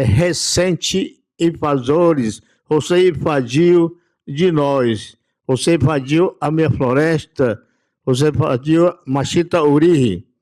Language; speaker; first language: Portuguese; non-native, local second language; Yanomámi